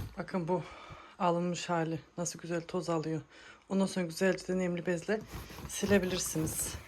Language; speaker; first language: Turkish; early bilingual, heritage; Turkish